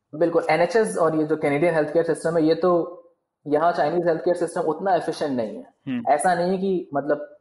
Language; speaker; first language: Hindi; native; Hindi